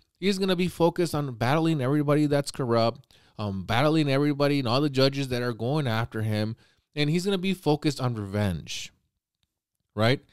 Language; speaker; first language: English; native; English